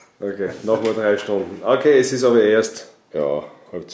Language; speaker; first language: German; native; German